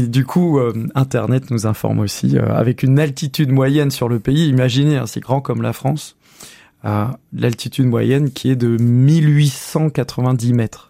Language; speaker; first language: French; native; French